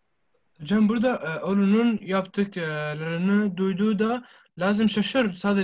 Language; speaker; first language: Turkish; non-native, learner; Arabic